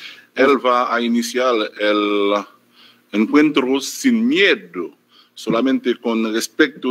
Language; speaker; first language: Spanish; non-native, fluent; Haitian Creole